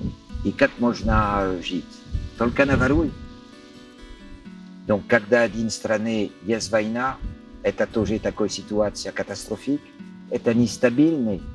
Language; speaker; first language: Russian; non-native, learner; French